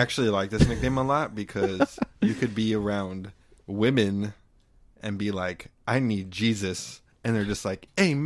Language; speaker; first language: English; native; English